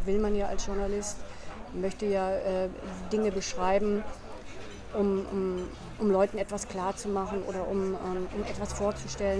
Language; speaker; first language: German; native; German